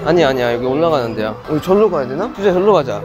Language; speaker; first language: Korean; native; Korean